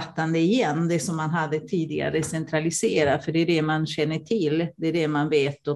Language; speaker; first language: Swedish; non-native, fluent; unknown